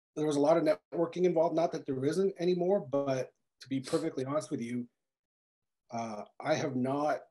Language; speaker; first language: English; native; English